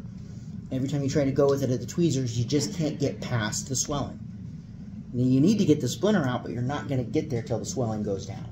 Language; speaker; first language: English; native; English